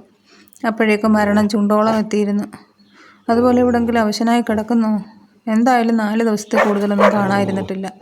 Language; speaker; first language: Malayalam; native; Malayalam